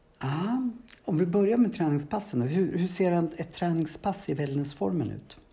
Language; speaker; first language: Swedish; native; Swedish